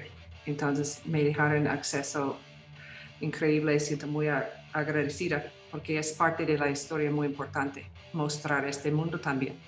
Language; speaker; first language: Spanish; non-native, fluent; English